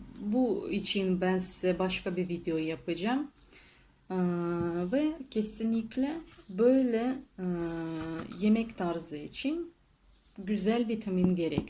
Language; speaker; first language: Turkish; non-native, learner; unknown